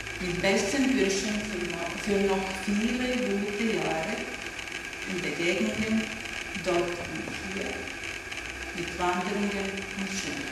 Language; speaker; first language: German; non-native, learner; Serbian